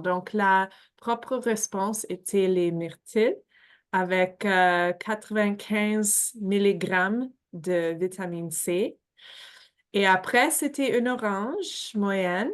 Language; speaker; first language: French; non-native, fluent; English